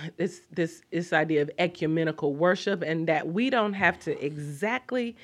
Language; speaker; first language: English; native; English